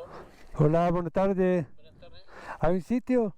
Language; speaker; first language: Spanish; non-native, learner; Persian